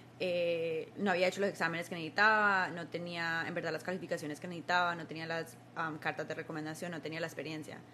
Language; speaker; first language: Spanish; early bilingual, heritage; Spanish